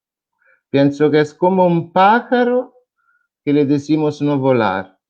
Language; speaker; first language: Spanish; non-native, fluent; Italian